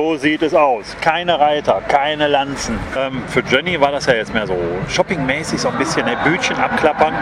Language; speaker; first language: German; native; German